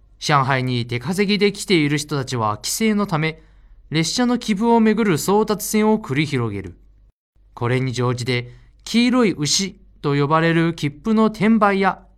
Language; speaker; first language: Japanese; non-native, fluent; Chinese